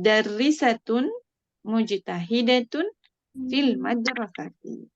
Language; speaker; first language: Arabic; non-native, fluent; Indonesian